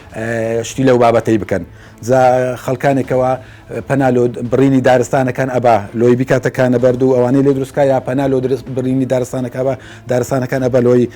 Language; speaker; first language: Central Kurdish; native; Central Kurdish